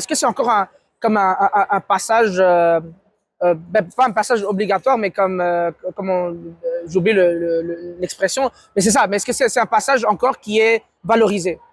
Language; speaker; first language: French; native; French